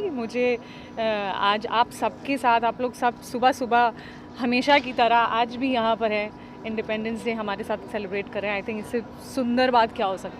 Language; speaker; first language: Hindi; native; Hindi